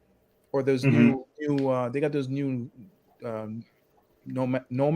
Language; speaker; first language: English; native; English